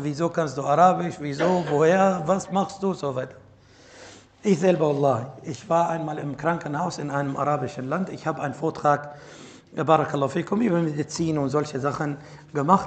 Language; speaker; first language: German; non-native, fluent; Arabic